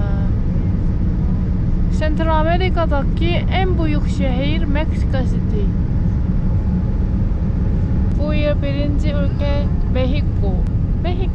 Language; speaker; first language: Turkish; non-native, learner; Korean